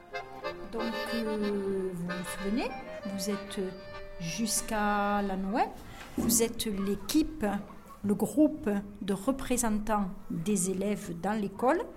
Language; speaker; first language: French; native; French